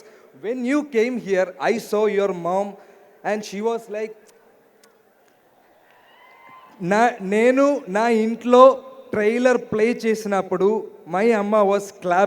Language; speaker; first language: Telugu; non-native, learner; Malayalam